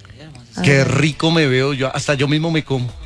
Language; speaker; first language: Spanish; native; Spanish